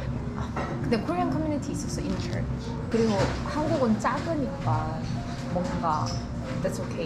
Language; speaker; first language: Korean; early bilingual, heritage; Korean